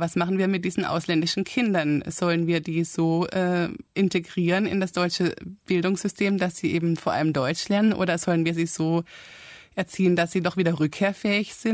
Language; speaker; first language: German; native; German